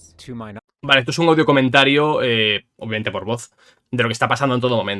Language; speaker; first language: Spanish; native; Spanish